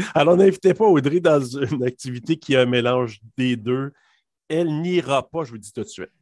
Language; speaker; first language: French; native; French